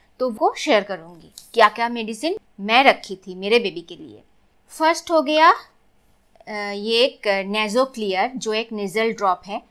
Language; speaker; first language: Hindi; non-native, local second language; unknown